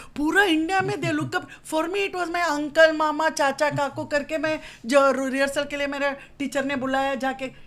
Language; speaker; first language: Hindi; non-native, local second language; Kannada